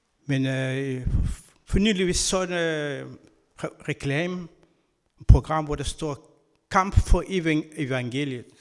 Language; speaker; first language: Danish; non-native, learner; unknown